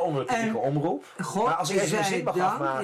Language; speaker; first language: Dutch; native; Dutch